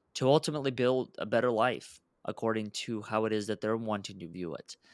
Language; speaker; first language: English; early bilingual, other home language; Russian